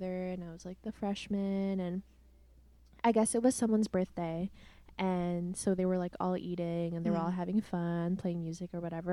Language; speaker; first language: English; non-native, local second language; Cebuano